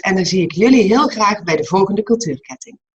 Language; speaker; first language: Dutch; native; Dutch